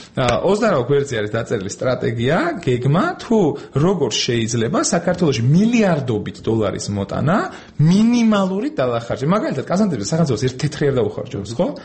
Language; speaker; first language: Georgian; native; Georgian